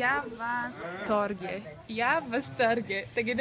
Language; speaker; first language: Russian; early bilingual, heritage; Russian